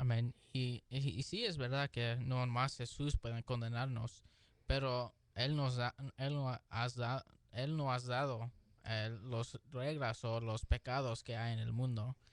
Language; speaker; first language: Spanish; early bilingual, heritage; Spanish